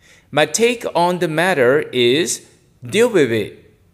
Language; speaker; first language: English; non-native, local second language; Chinese